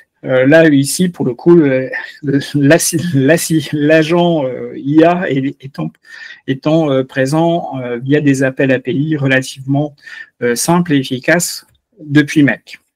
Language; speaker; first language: French; native; French